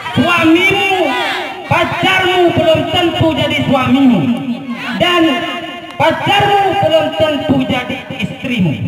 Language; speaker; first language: Indonesian; non-native, local second language; Achinese